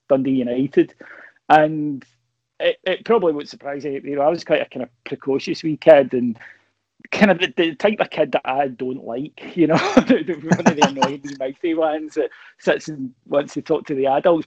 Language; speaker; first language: English; native; English